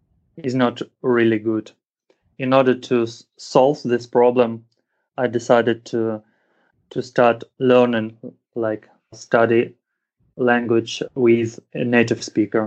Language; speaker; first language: English; non-native, fluent; Russian